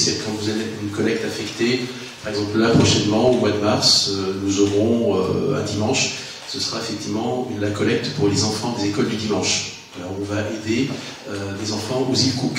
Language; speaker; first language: French; native; French